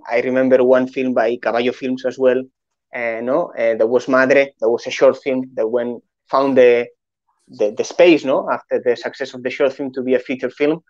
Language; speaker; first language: English; non-native, fluent; Spanish